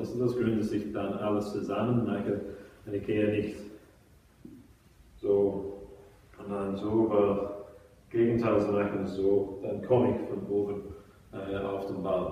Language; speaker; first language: German; non-native, fluent; English